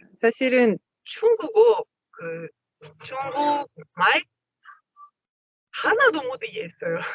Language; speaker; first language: Korean; non-native, learner; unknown